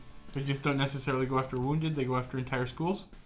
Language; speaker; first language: English; native; English